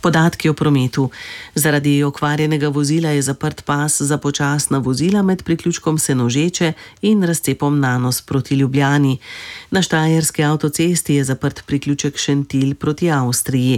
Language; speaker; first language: Slovenian; native; Slovenian